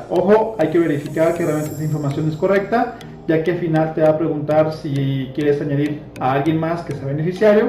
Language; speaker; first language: Spanish; native; Spanish